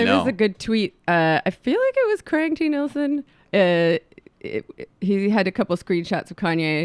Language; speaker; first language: English; native; English